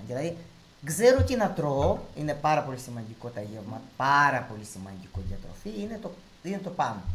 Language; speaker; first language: Greek; non-native, fluent; Russian